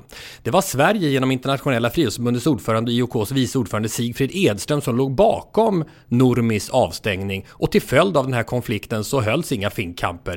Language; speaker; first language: Swedish; native; Swedish